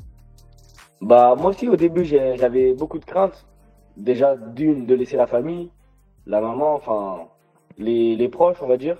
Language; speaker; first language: French; native; French